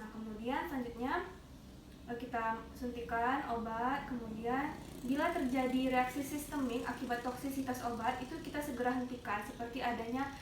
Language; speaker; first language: Indonesian; native; Indonesian